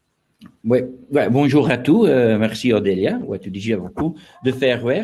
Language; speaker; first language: French; non-native, learner; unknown